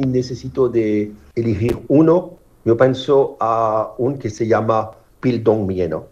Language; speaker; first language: Spanish; non-native, learner; French